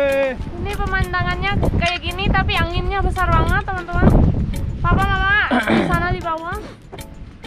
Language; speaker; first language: Indonesian; non-native, fluent; Spanish